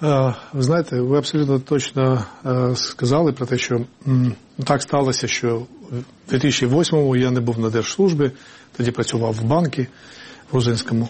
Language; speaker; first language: Ukrainian; non-native, fluent; Georgian